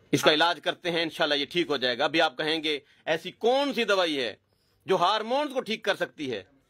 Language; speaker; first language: Urdu; non-native, local second language; Punjabi